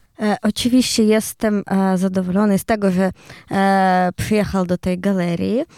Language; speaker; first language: Polish; non-native, learner; Ukrainian